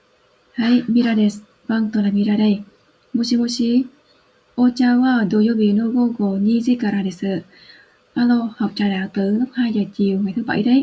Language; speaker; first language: Japanese; non-native, learner; Vietnamese